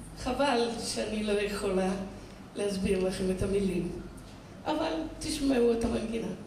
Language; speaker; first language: Hebrew; non-native, fluent; Italian